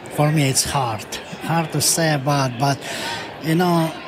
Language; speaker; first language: English; non-native, learner; Ukrainian